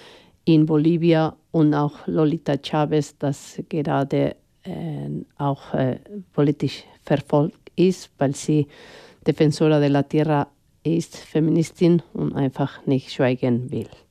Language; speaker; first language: German; non-native, fluent; Spanish